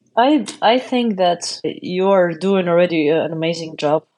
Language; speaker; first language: English; non-native, fluent; Arabic